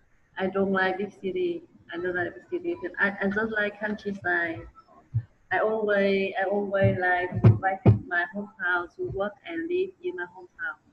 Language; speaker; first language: English; non-native, learner; Vietnamese